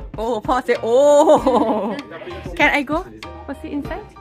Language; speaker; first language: English; non-native, learner; Thai